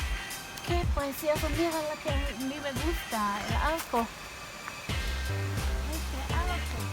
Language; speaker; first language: Spanish; non-native, fluent; Hebrew